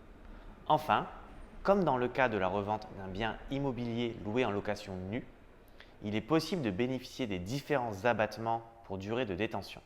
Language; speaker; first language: French; native; French